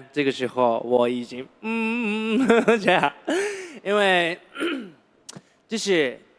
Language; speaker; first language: Chinese; non-native, learner; Japanese